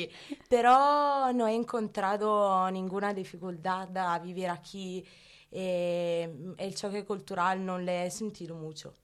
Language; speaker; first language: Spanish; non-native, learner; Italian